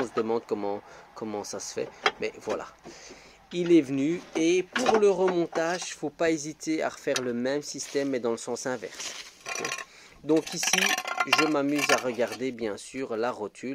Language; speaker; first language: French; native; French